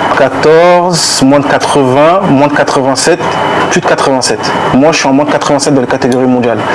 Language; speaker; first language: French; early bilingual, other home language; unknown